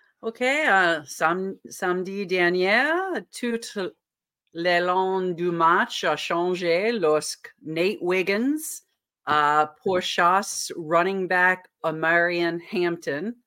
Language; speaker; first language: French; non-native, learner; English